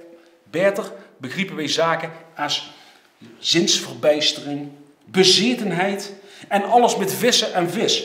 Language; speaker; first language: Dutch; native; Dutch